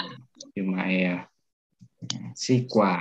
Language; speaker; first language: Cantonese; non-native, learner; Indonesian